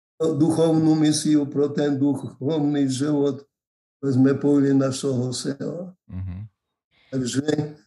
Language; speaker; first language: Slovak; non-native, local second language; Rusyn